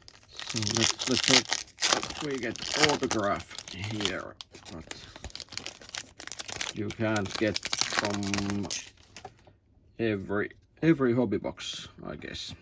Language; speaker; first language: English; non-native, learner; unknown